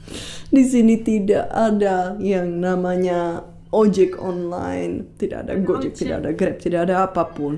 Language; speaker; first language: Indonesian; non-native, fluent; Czech